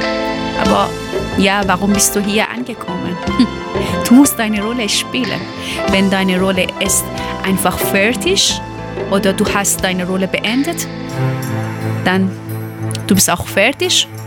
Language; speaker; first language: German; non-native, learner; Persian